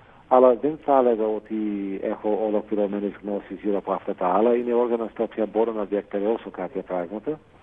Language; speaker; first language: Greek; non-native, fluent; English